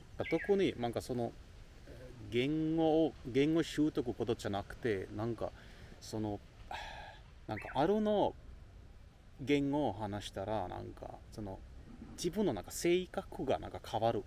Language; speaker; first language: Japanese; non-native, learner; Finnish